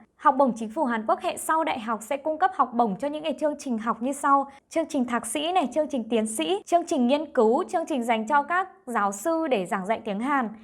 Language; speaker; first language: Vietnamese; native; Vietnamese